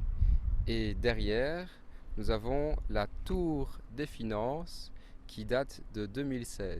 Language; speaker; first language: French; native; French